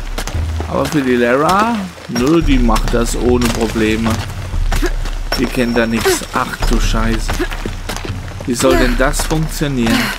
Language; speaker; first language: German; native; German